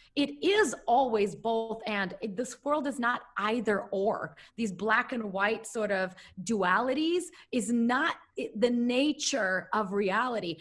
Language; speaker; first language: English; early bilingual, other home language; Russian